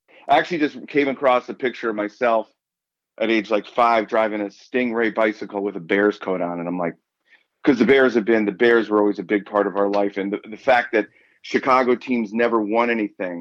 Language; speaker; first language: English; native; English